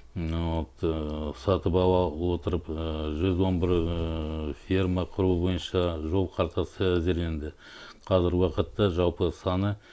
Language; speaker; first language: Kazakh; native; Kazakh